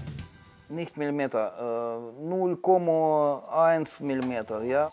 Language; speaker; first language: German; non-native, learner; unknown